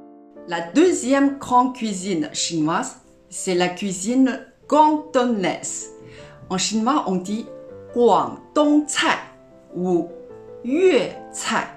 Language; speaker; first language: French; non-native, fluent; Chinese